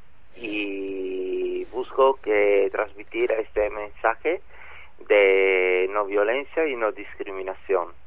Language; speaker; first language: Spanish; non-native, learner; Italian